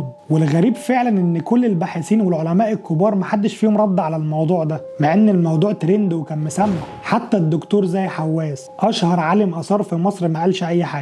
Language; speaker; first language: Arabic; native; Arabic